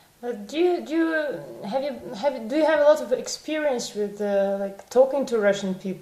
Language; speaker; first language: English; non-native, fluent; Russian